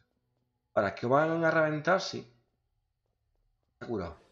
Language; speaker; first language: Spanish; native; Spanish